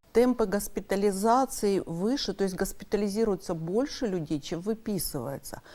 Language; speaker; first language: Russian; native; Russian